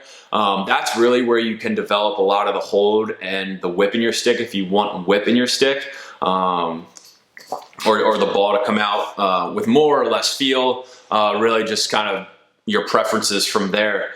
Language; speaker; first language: English; native; English